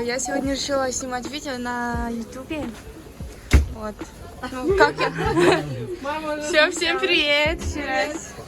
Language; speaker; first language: Russian; non-native, learner; Mongolian